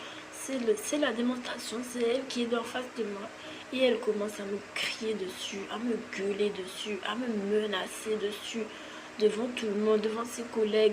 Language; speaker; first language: French; native; French